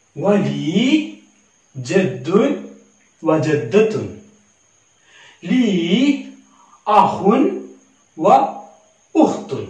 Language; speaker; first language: Arabic; non-native, learner; Malayalam